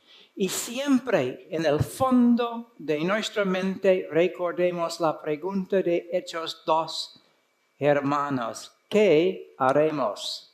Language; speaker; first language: Spanish; non-native, fluent; English